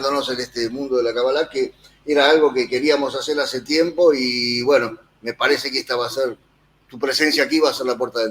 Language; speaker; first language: Spanish; native; Spanish